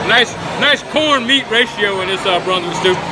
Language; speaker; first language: English; native; English